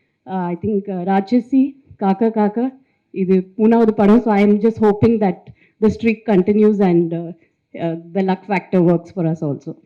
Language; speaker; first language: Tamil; non-native, fluent; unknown